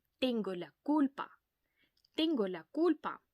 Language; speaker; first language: Spanish; non-native, fluent; Ukrainian